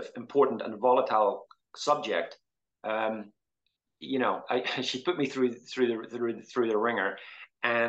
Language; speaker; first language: English; native; English